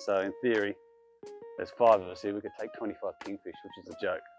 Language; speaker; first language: English; native; English